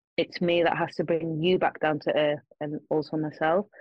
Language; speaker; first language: English; native; English